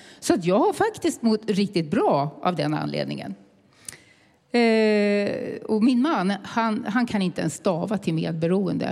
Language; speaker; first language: Swedish; native; Swedish